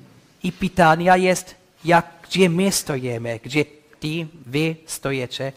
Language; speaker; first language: Polish; non-native, learner; English